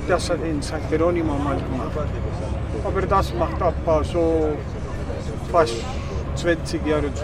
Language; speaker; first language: German; early bilingual, heritage; Spanish